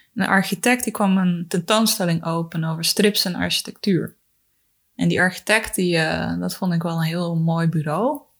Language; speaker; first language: Dutch; early bilingual, other home language; Spanish